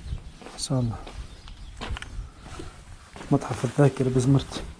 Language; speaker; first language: Arabic; native; Arabic